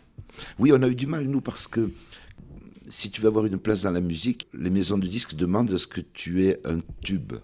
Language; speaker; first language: French; early bilingual, other home language; Kabyle